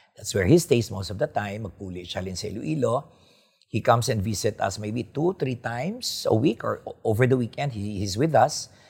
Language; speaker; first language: English; non-native, local second language; Hiligaynon